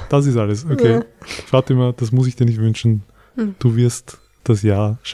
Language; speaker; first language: German; native; German